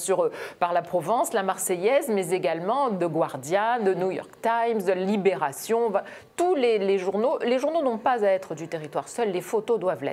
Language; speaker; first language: French; native; French